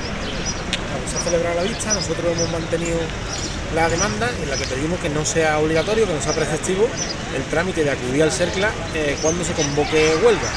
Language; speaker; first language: Spanish; native; Spanish